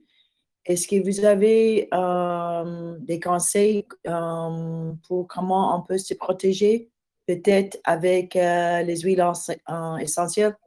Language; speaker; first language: French; non-native, learner; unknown